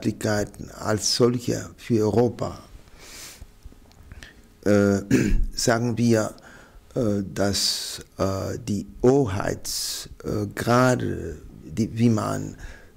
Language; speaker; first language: German; non-native, fluent; Arabic